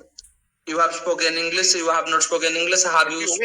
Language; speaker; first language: English; non-native, learner; Hindi